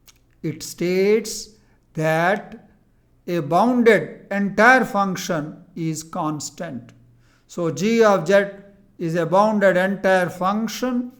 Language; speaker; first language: English; non-native, local second language; Telugu